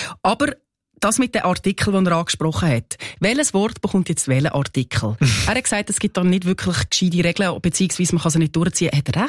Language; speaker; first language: German; native; German